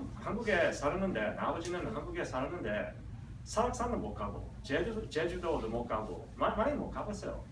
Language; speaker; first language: Korean; early bilingual, other home language; English